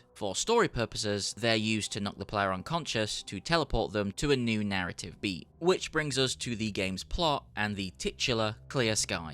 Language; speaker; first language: English; native; English